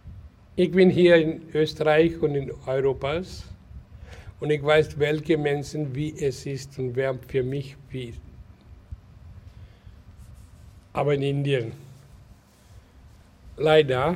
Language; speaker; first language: German; non-native, learner; Hindi